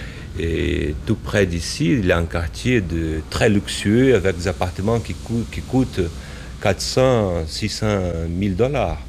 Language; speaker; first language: French; non-native, fluent; Portuguese